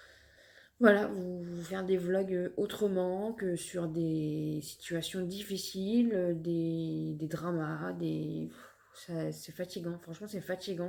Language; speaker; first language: French; native; French